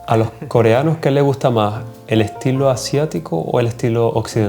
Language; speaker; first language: Spanish; native; Spanish